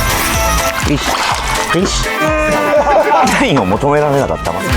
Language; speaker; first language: Japanese; native; Japanese